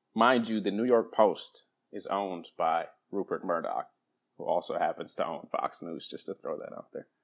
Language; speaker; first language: English; native; English